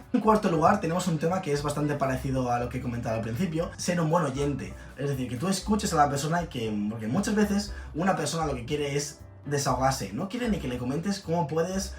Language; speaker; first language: Spanish; native; Spanish